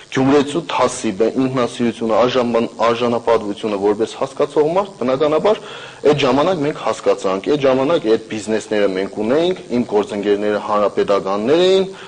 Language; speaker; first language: Armenian; native; Armenian